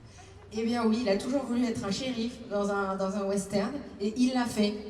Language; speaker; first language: French; native; French